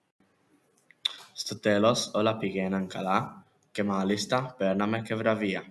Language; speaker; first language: Greek; early bilingual, heritage; Greek